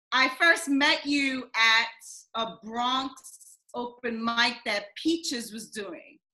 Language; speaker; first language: English; early bilingual, other home language; Spanish